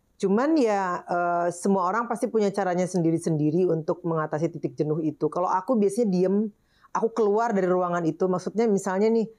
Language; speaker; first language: Indonesian; native; Indonesian